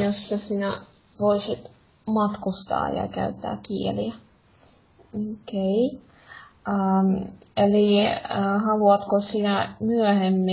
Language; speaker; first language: Finnish; non-native, fluent; Russian